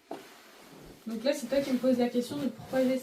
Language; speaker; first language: French; native; French